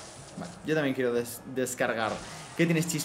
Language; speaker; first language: Spanish; native; Spanish